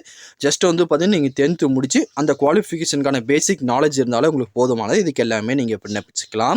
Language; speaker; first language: Tamil; native; Tamil